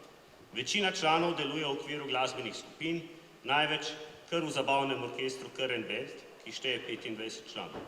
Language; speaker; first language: Slovenian; native; Slovenian